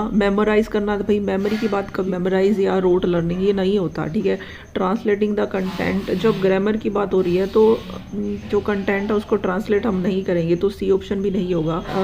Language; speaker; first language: Hindi; native; Hindi